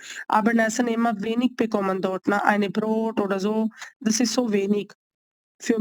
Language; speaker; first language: German; non-native, learner; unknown